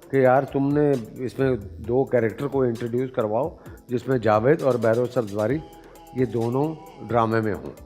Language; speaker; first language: Urdu; native; Urdu